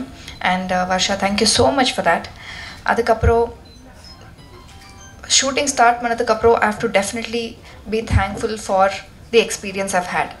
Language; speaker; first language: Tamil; non-native, learner; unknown